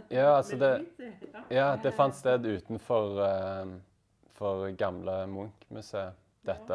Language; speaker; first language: Norwegian; native; Norwegian